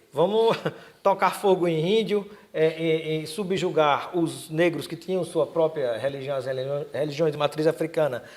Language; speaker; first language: Portuguese; native; Portuguese